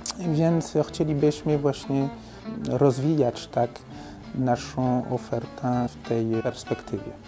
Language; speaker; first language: Polish; non-native, fluent; French